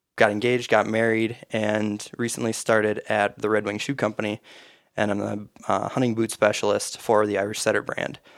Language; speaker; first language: English; native; English